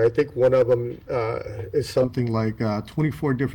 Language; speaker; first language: English; native; English